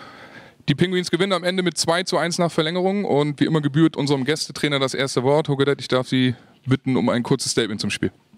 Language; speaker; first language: German; native; German